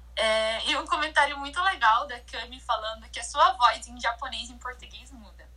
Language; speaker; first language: Portuguese; native; Portuguese